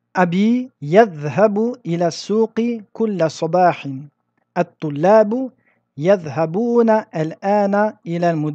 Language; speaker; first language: Arabic; non-native, fluent; French